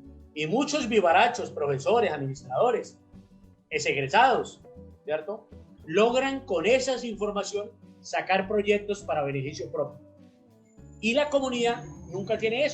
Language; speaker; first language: Spanish; native; Spanish